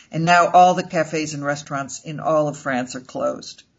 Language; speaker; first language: English; native; English